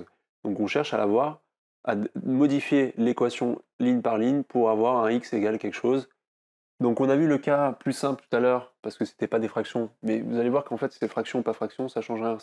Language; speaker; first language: French; native; French